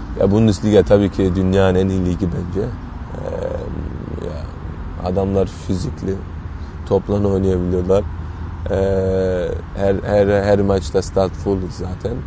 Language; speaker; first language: Turkish; early bilingual, heritage; Turkish